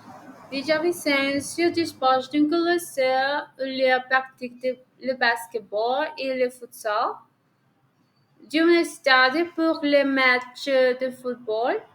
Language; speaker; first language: French; non-native, learner; Spanish